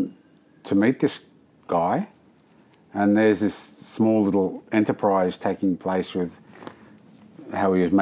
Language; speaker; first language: English; native; English